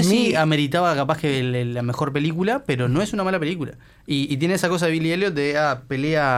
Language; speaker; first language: Spanish; native; Spanish